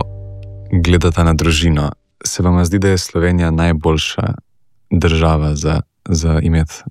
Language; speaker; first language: Slovenian; native; Slovenian